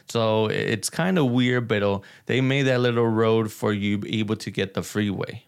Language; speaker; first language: English; early bilingual, other home language; Spanish